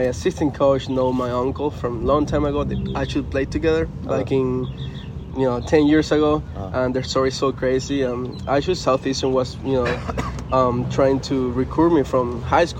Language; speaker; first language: English; non-native, fluent; Spanish